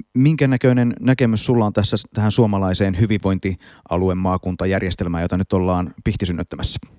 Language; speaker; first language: Finnish; native; Finnish